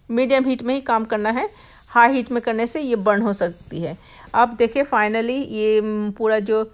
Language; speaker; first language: Hindi; non-native, local second language; Bangla